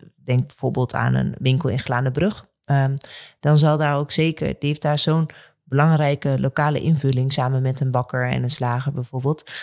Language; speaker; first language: Dutch; native; Dutch